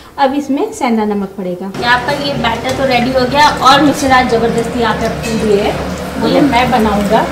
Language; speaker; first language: Hindi; non-native, local second language; Marathi